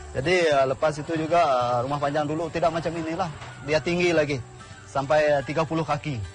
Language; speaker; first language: Malay; non-native, local second language; Iban